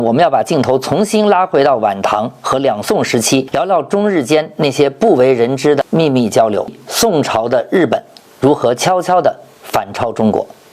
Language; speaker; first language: Chinese; native; Chinese